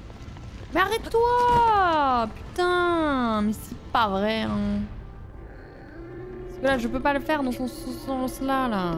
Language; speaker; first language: French; native; French